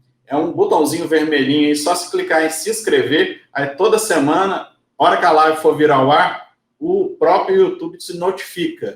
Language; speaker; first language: Portuguese; native; Portuguese